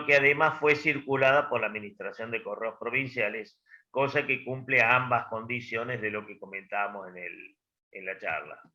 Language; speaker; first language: Spanish; native; Spanish